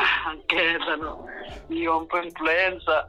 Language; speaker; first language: Italian; non-native, learner; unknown